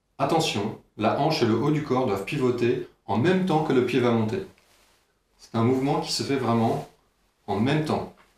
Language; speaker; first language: French; native; French